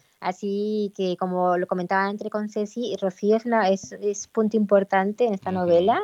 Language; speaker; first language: Spanish; native; Spanish